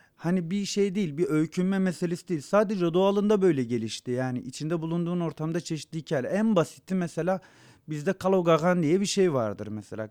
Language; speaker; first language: Turkish; non-native, local second language; Zaza